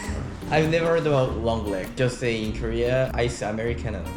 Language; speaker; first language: English; non-native, learner; Korean